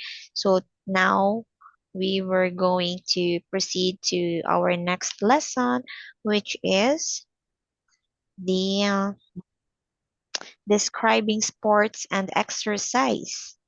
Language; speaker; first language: English; non-native, fluent; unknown